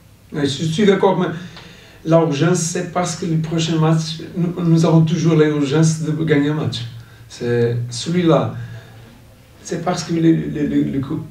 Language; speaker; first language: French; non-native, fluent; Portuguese